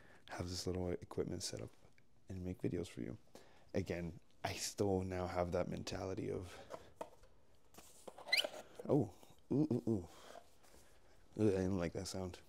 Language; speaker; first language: English; early bilingual, other home language; Spanish